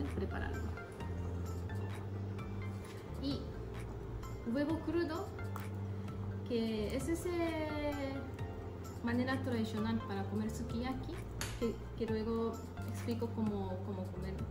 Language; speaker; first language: Spanish; non-native, fluent; Japanese